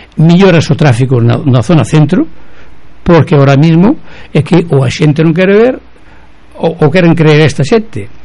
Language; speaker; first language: Galician; native; Galician